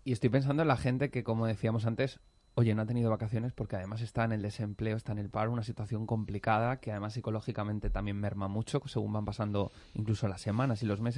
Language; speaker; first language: Spanish; native; Spanish